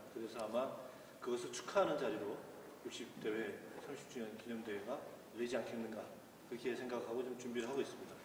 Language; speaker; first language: Korean; native; Korean